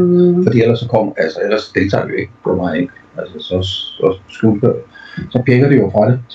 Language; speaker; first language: Danish; native; Danish